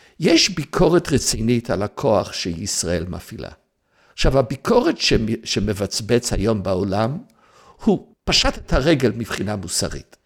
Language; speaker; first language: Hebrew; non-native, fluent; English